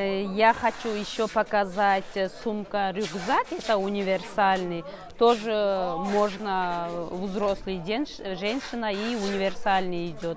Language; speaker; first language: Russian; non-native, learner; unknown